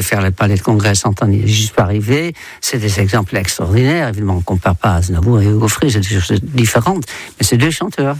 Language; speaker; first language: French; non-native, fluent; Dutch